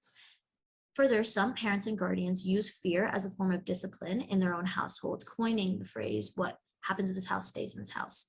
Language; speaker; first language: English; native; English